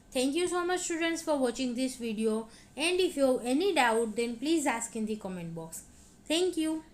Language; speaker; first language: English; non-native, local second language; Gujarati